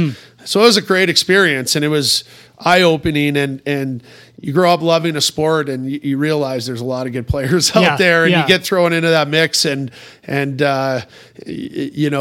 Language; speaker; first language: English; native; English